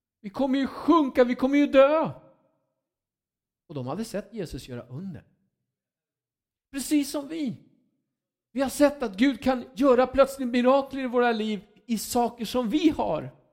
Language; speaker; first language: Swedish; non-native, fluent; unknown